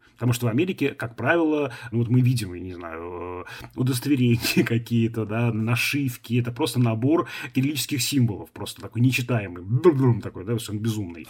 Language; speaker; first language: Russian; native; Russian